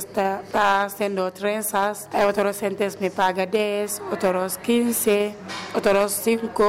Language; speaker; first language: Spanish; non-native, learner; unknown